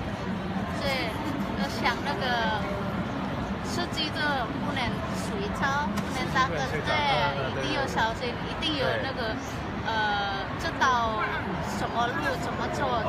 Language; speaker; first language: Chinese; non-native, learner; Indonesian